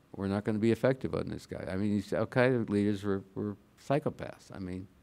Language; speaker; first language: English; native; English